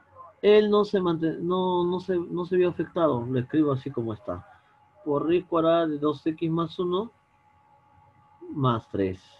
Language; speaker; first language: Spanish; native; Spanish